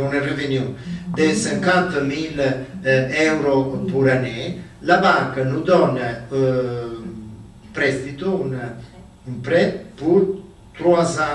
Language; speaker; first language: French; non-native, learner; Italian